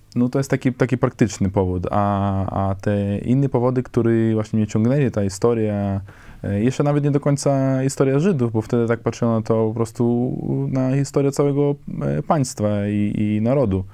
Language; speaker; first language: Polish; non-native, fluent; Hebrew